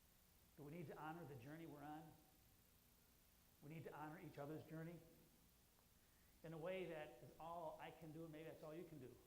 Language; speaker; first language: English; native; English